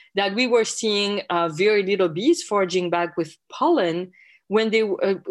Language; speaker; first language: English; non-native, fluent; French